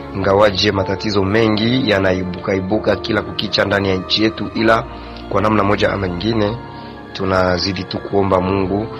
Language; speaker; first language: Swahili; native; Swahili